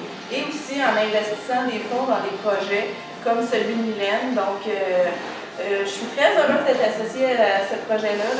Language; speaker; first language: French; native; French